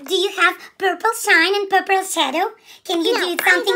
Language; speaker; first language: English; non-native, learner; Russian